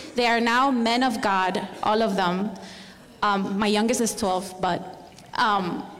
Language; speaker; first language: English; non-native, fluent; Spanish